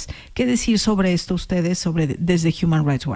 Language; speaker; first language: Spanish; native; Spanish